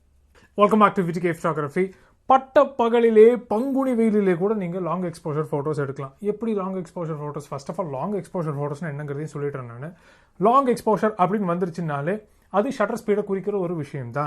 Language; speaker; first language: Tamil; native; Tamil